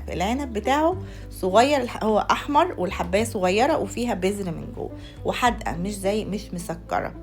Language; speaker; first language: Arabic; native; Arabic